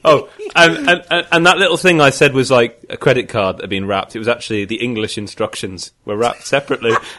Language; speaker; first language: English; native; English